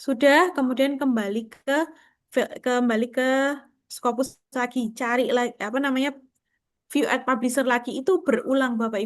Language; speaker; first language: Indonesian; native; Indonesian